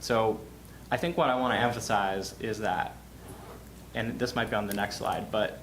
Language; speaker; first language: English; native; English